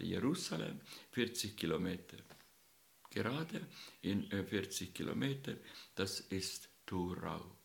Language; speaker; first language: German; non-native, learner; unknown